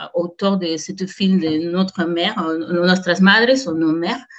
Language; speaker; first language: French; non-native, fluent; Spanish